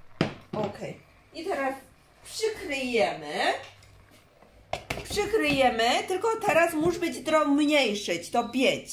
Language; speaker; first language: Polish; non-native, learner; Chinese